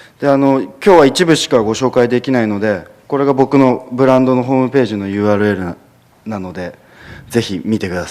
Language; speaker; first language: Japanese; native; Japanese